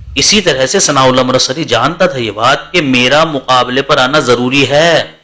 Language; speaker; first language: Urdu; native; Urdu